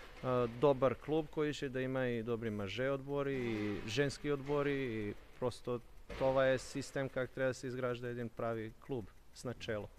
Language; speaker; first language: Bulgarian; non-native, learner; Serbian